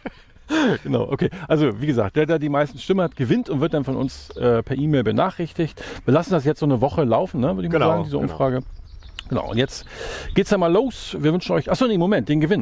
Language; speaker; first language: German; native; German